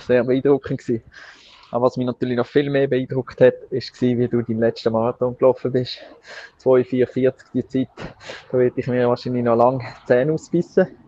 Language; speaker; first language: German; native; German